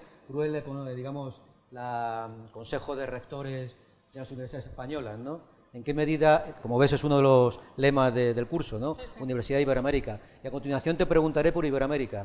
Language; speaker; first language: Spanish; native; Spanish